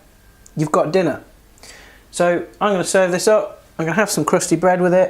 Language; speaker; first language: English; native; English